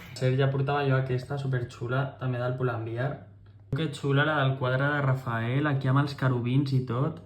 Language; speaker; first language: Catalan; native; Catalan